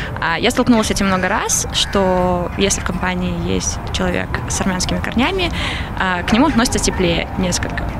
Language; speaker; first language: Russian; native; Russian